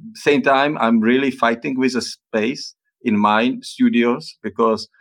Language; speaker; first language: English; non-native, fluent; Czech